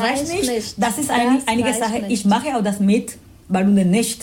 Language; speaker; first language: German; non-native, fluent; Spanish